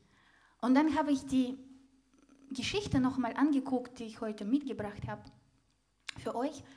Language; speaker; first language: German; non-native, fluent; Russian